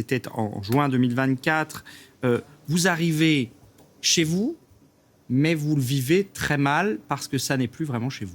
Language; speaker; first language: French; native; French